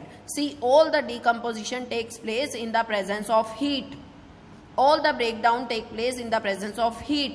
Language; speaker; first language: English; non-native, local second language; Hindi